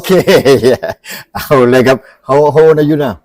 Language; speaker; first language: English; non-native, learner; Thai